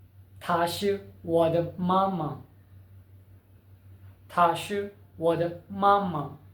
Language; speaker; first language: Chinese; non-native, fluent; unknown